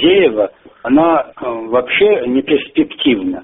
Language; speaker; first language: Russian; non-native, local second language; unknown